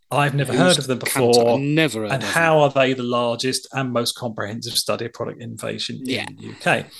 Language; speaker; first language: English; native; English